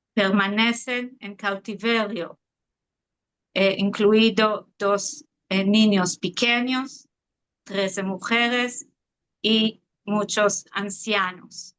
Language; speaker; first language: Spanish; non-native, fluent; Hebrew